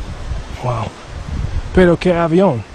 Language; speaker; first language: Spanish; non-native, learner; English